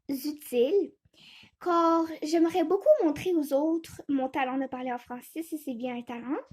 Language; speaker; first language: French; early bilingual, other home language; Chinese